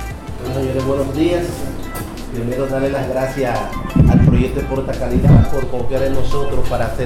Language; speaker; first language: Spanish; native; Spanish